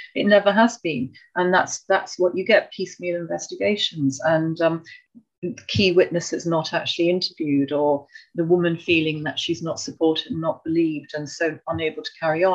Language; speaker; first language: English; native; English